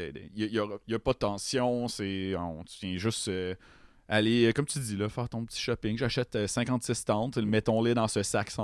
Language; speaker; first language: French; native; French